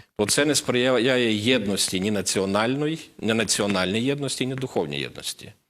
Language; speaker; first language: Ukrainian; native; Ukrainian